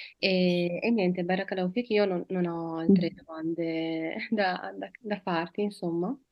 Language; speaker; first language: Italian; early bilingual, other home language; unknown